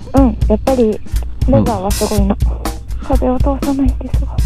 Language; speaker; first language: Japanese; native; Japanese